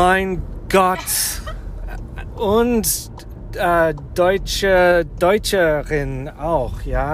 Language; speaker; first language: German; non-native, learner; English